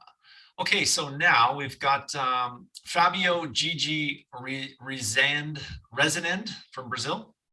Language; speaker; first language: English; native; English